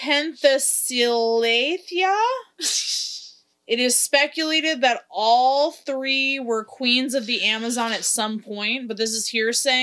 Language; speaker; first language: English; native; English